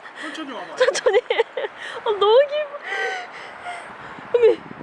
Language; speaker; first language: Korean; native; Korean